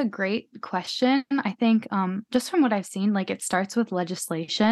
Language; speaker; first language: English; native; English